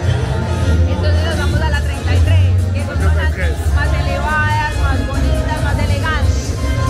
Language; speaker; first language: Spanish; native; Spanish